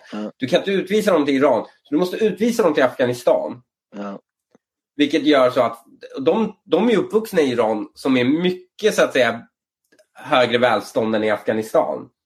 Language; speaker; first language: Swedish; early bilingual, other home language; Persian